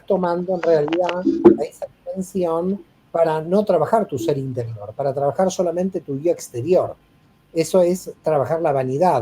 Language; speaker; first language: Spanish; native; Spanish